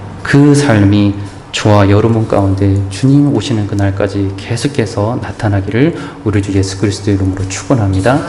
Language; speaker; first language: Korean; native; Korean